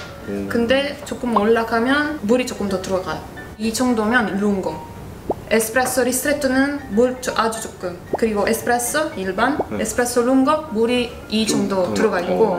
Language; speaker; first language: Korean; non-native, fluent; Italian